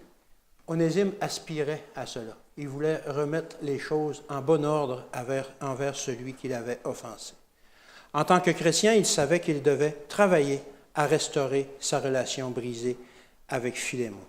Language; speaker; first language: French; native; French